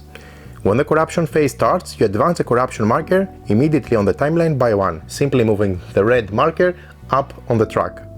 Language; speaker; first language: English; non-native, fluent; Greek